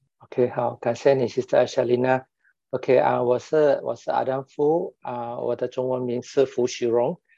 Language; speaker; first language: Chinese; non-native, local second language; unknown